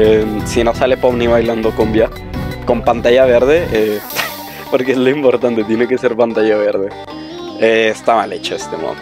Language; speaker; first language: Spanish; native; Spanish